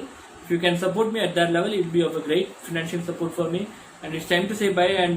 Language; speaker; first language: English; non-native, local second language; Tamil